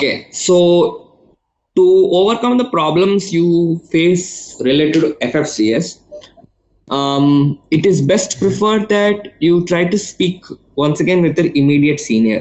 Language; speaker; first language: English; non-native, local second language; Telugu